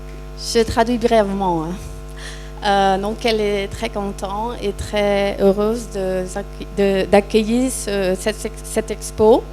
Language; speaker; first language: French; non-native, fluent; Thai